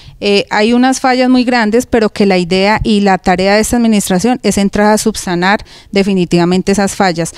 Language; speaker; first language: Spanish; native; Spanish